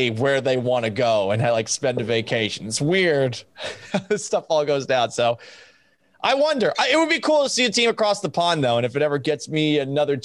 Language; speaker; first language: English; native; English